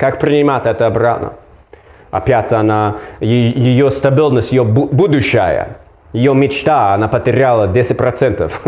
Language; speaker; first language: Russian; non-native, learner; English